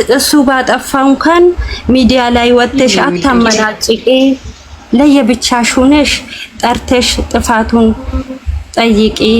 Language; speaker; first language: Amharic; non-native, local second language; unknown